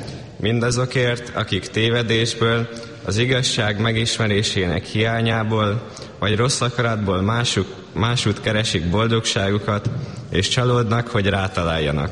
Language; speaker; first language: Hungarian; native; Hungarian